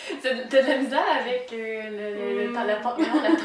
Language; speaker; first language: French; native; French